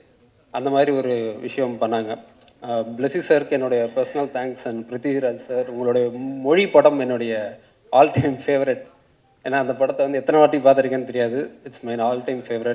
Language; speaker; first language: Tamil; native; Tamil